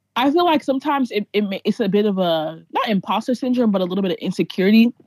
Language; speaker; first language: English; native; English